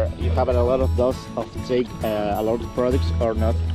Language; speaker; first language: English; non-native, learner; Spanish